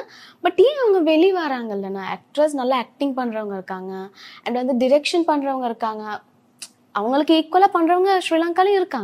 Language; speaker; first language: Tamil; native; Tamil